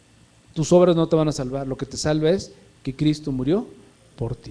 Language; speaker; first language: Spanish; native; Spanish